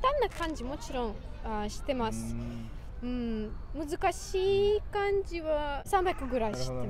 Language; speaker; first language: Japanese; non-native, learner; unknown